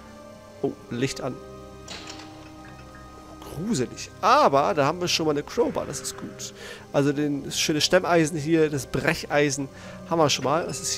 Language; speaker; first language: German; native; German